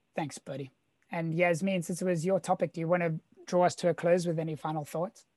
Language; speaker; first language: English; native; English